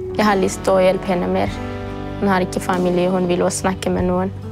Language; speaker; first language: Norwegian; non-native, learner; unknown